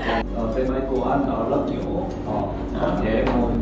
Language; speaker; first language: Vietnamese; non-native, learner; Korean